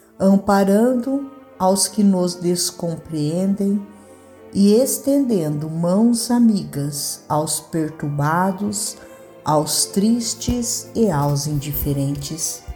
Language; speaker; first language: Portuguese; native; Portuguese